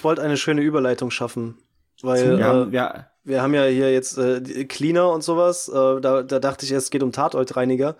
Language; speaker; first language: German; native; German